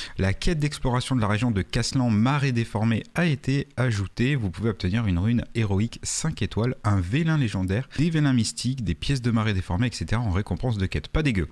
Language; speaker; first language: French; native; French